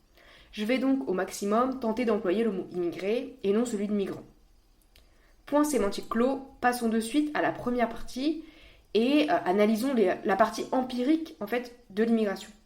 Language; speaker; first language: French; native; French